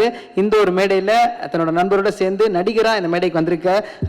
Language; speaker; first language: Tamil; native; Tamil